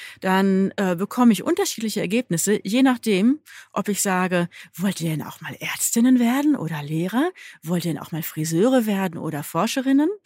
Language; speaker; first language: German; native; German